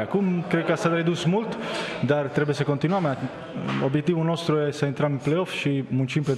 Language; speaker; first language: Romanian; non-native, learner; Italian